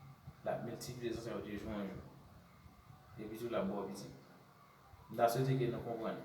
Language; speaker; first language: French; non-native, learner; Haitian Creole